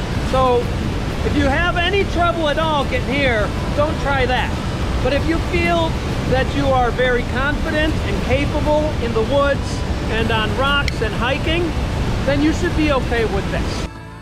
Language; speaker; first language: English; native; English